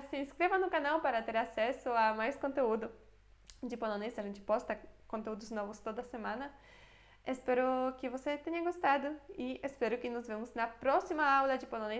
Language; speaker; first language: Portuguese; non-native, fluent; Polish